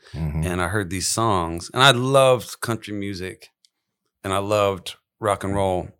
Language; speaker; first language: English; native; English